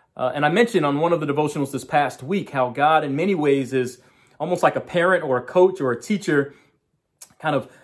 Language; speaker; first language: English; native; English